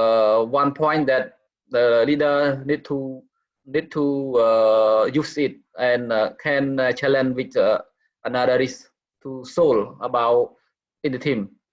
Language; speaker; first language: English; non-native, learner; Khmer